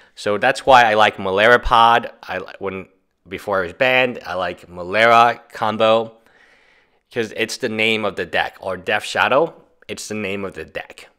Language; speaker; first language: English; native; English